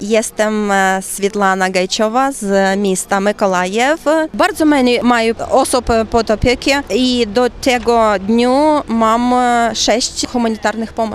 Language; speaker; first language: Polish; non-native, learner; Ukrainian